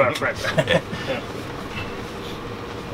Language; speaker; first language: English; non-native, fluent; Italian